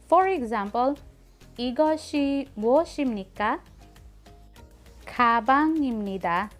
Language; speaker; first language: Korean; non-native, learner; Filipino